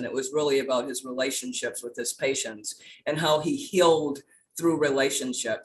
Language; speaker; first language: English; native; English